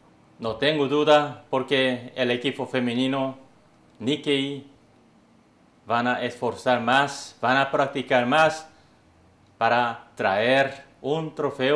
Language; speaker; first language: Spanish; non-native, learner; Korean